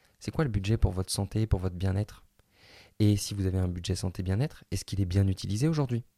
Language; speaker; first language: French; native; French